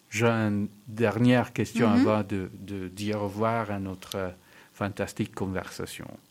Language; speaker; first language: French; non-native, fluent; Spanish